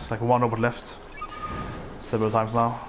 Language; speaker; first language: English; non-native, fluent; Swedish